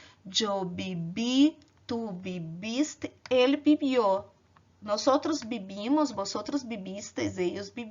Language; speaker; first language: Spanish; non-native, learner; Portuguese